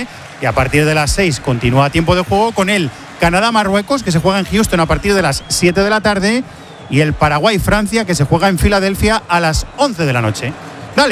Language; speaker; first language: Spanish; native; Spanish